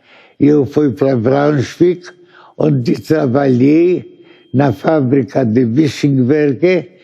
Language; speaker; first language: Portuguese; non-native, fluent; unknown